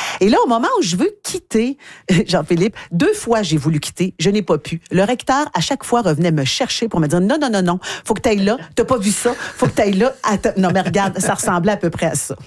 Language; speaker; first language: French; native; French